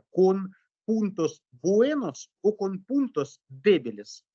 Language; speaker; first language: Spanish; non-native, learner; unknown